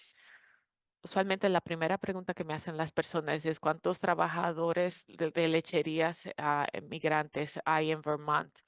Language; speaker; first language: Spanish; non-native, fluent; English